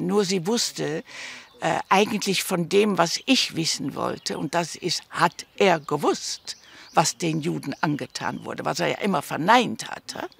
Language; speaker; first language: German; early bilingual, heritage; German